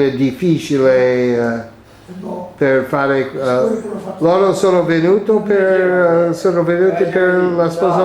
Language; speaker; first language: Italian; early bilingual, heritage; English